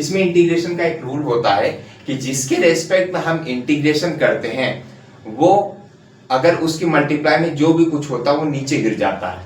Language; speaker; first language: Hindi; native; Hindi